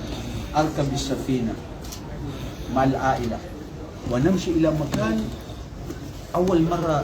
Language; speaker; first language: Arabic; non-native, fluent; Maranao